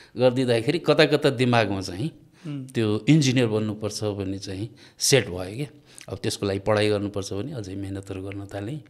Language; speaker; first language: Nepali; non-native, local second language; Maithili